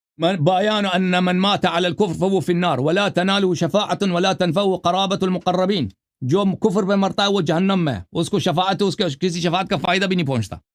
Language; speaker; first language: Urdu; non-native, fluent; Persian